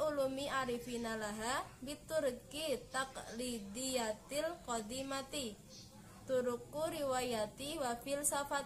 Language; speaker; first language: Arabic; non-native, learner; Indonesian